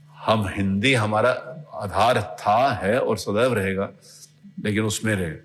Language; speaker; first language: Hindi; native; Hindi